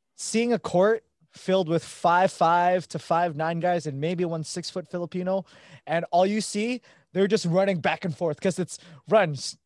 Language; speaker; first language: English; early bilingual, other home language; Filipino